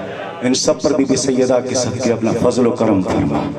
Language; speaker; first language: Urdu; non-native, local second language; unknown